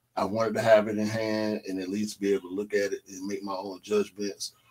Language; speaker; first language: English; native; English